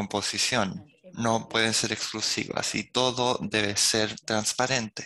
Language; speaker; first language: Spanish; non-native, fluent; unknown